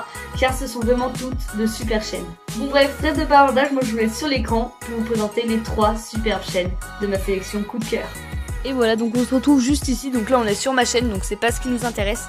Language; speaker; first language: French; native; French